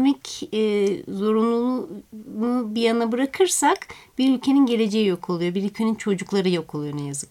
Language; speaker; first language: Turkish; native; Turkish